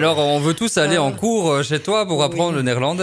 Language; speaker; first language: French; native; French